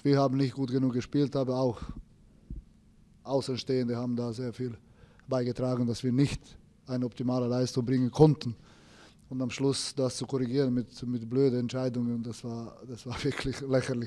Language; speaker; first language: German; non-native, fluent; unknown